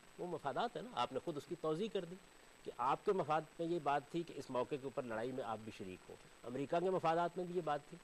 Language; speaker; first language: Urdu; non-native, local second language; Punjabi